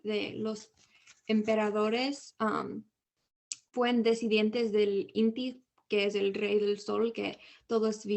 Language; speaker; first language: Spanish; early bilingual, heritage; Spanish